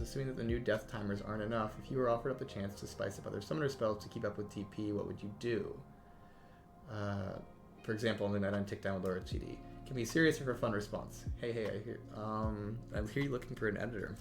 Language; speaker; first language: English; native; English